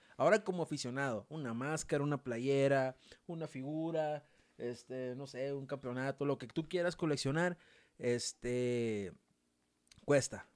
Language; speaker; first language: Spanish; native; Spanish